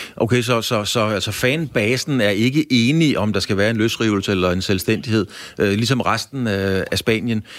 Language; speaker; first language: Danish; native; Danish